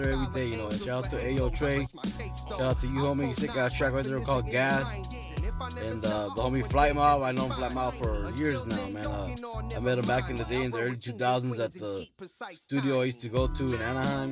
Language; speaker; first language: English; native; English